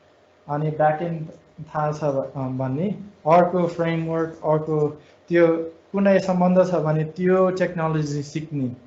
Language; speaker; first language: Nepali; non-native, fluent; English